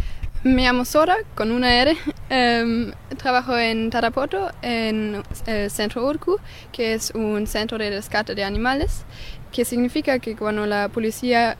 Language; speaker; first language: Spanish; non-native, fluent; German